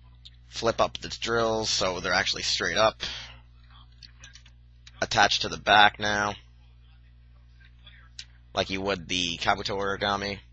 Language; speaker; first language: English; native; English